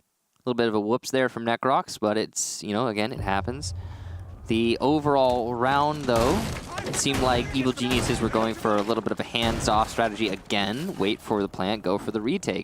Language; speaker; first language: English; native; English